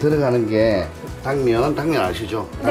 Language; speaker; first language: Korean; native; Korean